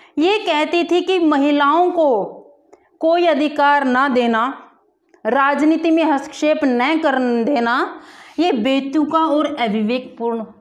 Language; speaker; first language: Hindi; native; Hindi